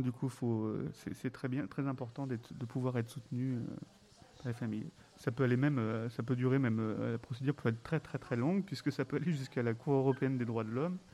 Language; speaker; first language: French; native; French